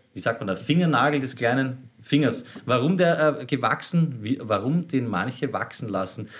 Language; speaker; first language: German; native; German